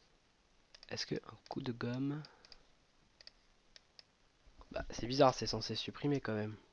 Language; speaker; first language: French; native; French